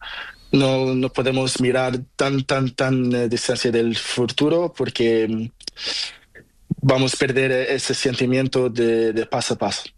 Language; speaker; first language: Spanish; non-native, learner; Portuguese